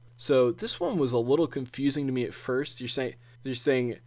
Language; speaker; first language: English; native; English